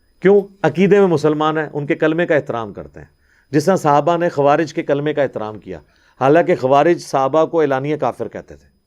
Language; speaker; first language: Urdu; non-native, local second language; Punjabi